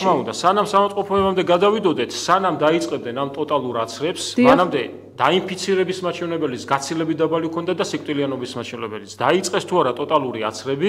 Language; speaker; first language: Georgian; native; Georgian